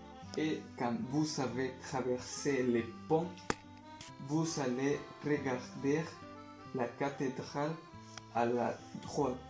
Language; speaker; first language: French; non-native, learner; Spanish